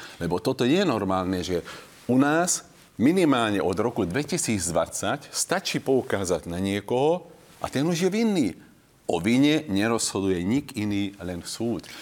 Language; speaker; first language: Slovak; non-native, local second language; Hungarian